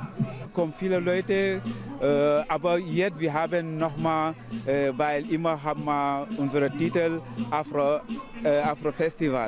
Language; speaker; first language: German; non-native, learner; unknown